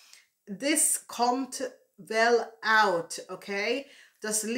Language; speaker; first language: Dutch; non-native, learner; English